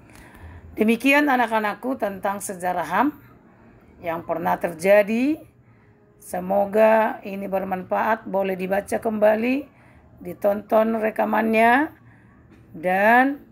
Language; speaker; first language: Indonesian; native; Indonesian